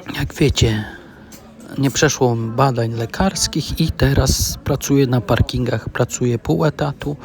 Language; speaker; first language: Polish; native; Polish